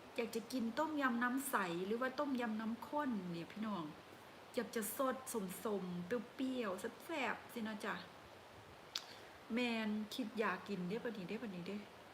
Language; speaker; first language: Thai; native; Thai